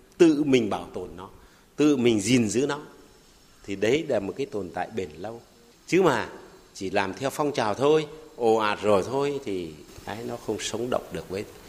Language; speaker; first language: Vietnamese; non-native, local second language; Tày